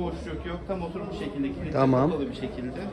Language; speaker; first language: Turkish; native; Turkish